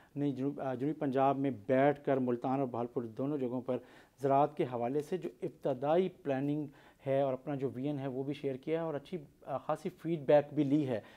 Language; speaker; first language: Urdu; non-native, local second language; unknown